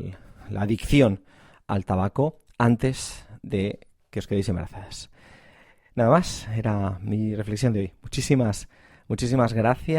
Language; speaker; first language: Spanish; native; Spanish